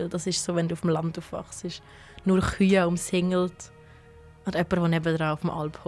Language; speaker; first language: German; native; German